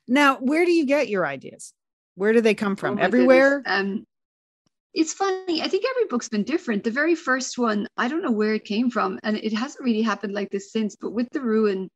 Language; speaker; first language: English; native; English